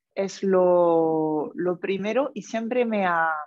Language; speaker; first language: Spanish; non-native, fluent; French